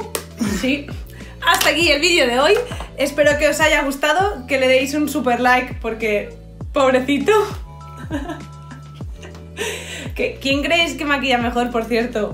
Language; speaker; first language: Spanish; native; Spanish